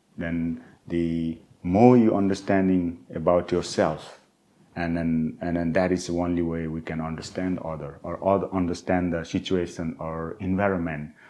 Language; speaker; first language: English; non-native, local second language; Nepali